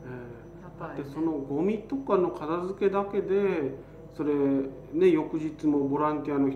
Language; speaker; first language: Japanese; native; Japanese